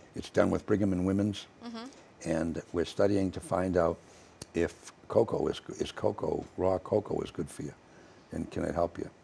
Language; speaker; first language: English; native; English